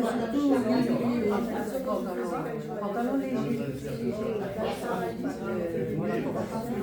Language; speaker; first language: French; native; French